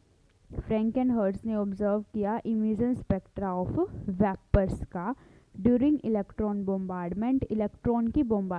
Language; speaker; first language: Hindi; native; Hindi